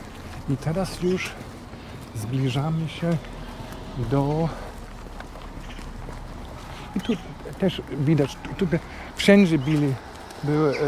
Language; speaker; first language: Polish; non-native, fluent; German